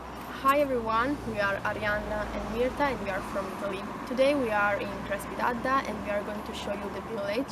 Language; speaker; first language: English; non-native, learner; Italian